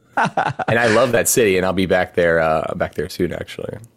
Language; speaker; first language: English; native; English